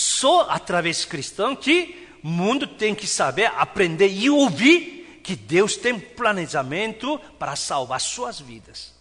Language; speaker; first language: Portuguese; non-native, fluent; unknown